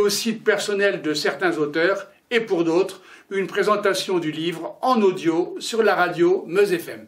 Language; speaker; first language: French; native; French